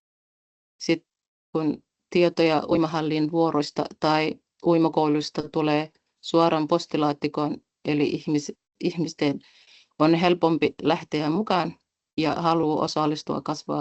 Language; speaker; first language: Finnish; non-native, fluent; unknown